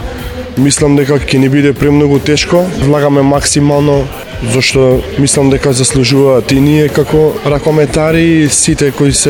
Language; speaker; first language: Macedonian; native; Macedonian